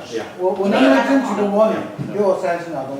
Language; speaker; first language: Chinese; native; Chinese